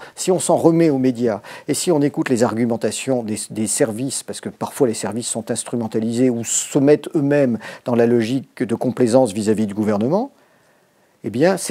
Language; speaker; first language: French; native; French